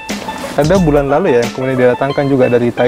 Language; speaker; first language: Indonesian; native; Indonesian